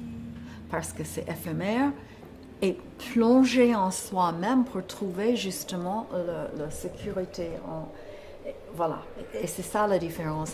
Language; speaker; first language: French; non-native, fluent; English